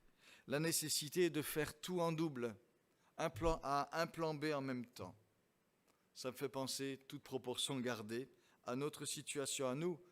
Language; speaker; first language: French; native; French